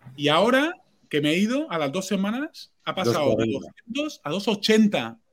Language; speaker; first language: Spanish; non-native, local second language; Catalan